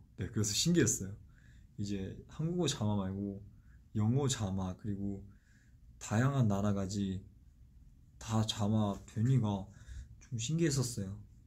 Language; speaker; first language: Korean; non-native, fluent; Chinese